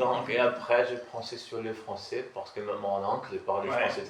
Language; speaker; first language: French; non-native, learner; Portuguese